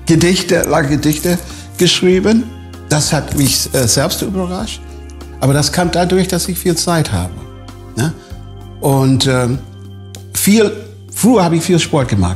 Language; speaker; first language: German; non-native, fluent; English